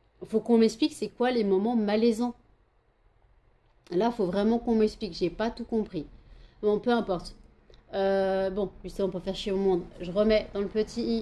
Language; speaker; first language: French; native; French